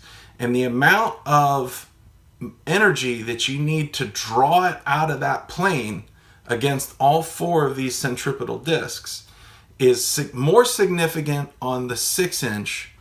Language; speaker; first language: English; native; English